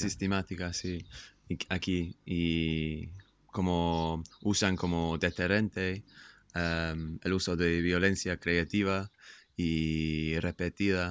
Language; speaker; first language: Spanish; non-native, fluent; English